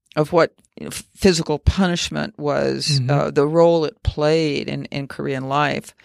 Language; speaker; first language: English; native; English